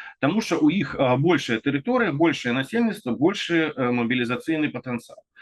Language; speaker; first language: Belarusian; non-native, local second language; Russian